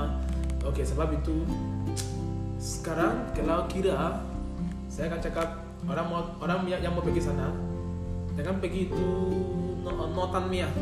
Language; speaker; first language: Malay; non-native, learner; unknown